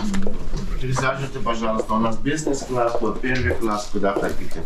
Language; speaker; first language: Russian; non-native, learner; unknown